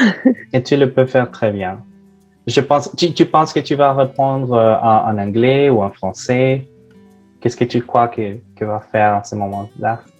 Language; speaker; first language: French; non-native, fluent; Spanish